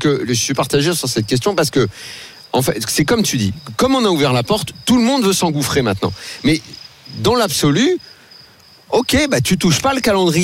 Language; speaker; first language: French; native; French